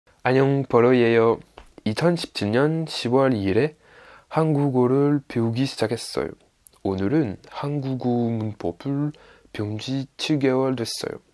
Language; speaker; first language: Korean; non-native, learner; French